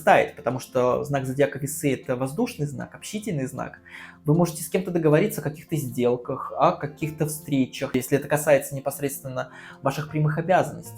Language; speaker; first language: Russian; native; Russian